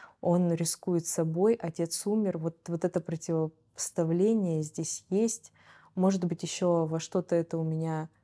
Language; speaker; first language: Russian; native; Russian